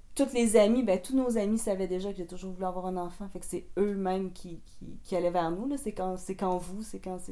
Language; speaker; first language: French; native; French